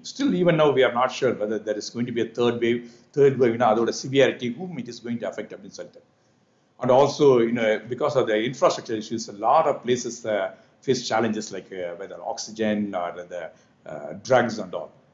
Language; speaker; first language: English; non-native, local second language; Tamil